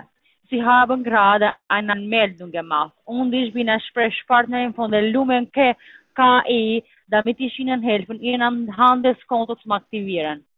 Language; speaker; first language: German; non-native, learner; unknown